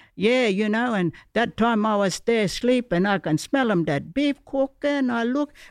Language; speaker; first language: English; native; English